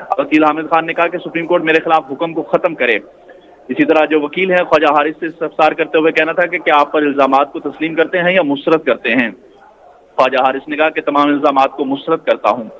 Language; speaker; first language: Urdu; native; Urdu